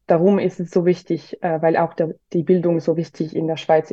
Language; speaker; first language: German; non-native, local second language; French